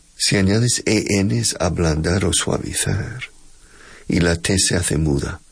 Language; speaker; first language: Spanish; non-native, fluent; English